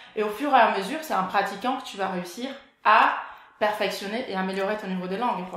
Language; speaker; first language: French; non-native, fluent; Portuguese